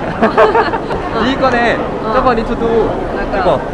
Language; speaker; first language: Chinese; non-native, learner; Korean